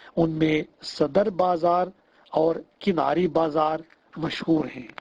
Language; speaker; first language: Hindi; non-native, fluent; Russian